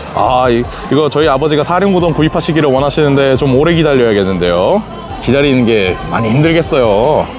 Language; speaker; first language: Korean; native; Korean